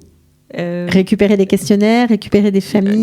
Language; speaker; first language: French; native; French